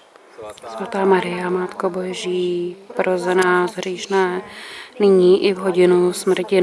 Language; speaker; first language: Czech; native; Czech